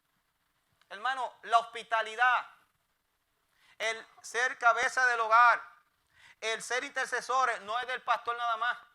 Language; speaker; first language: Spanish; native; Spanish